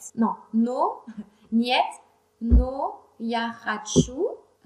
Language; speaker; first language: Russian; non-native, learner; French